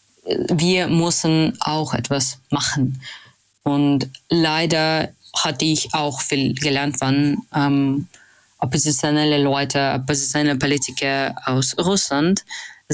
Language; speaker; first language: German; non-native, fluent; Russian